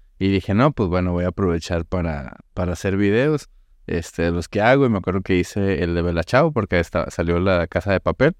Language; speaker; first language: Spanish; native; Spanish